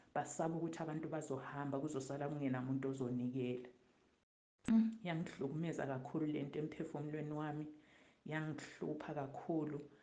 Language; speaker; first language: Zulu; native; Zulu